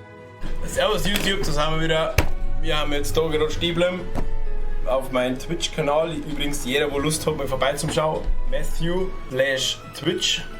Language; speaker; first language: German; native; German